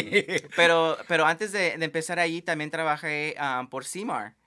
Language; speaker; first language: Spanish; early bilingual, heritage; Spanish